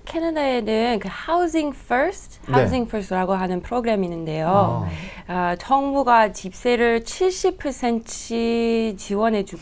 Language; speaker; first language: Korean; non-native, learner; English